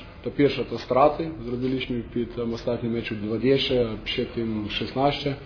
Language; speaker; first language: Polish; non-native, fluent; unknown